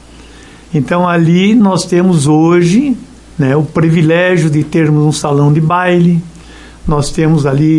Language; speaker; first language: Portuguese; native; Portuguese